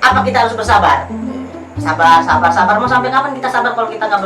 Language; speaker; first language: Indonesian; non-native, local second language; Javanese